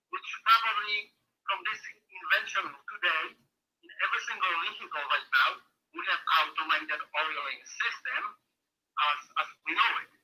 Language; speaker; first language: English; non-native, fluent; Polish